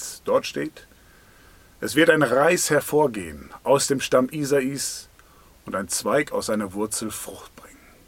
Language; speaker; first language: German; native; German